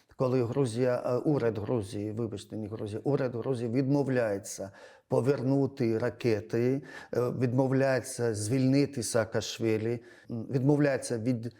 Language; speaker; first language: Ukrainian; non-native, fluent; Georgian